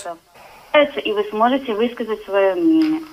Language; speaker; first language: Russian; native; Russian